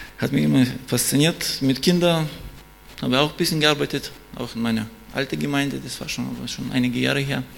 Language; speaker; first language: German; non-native, fluent; Russian